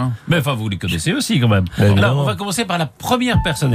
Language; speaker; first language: French; native; French